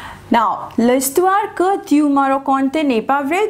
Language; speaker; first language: French; non-native, fluent; Hindi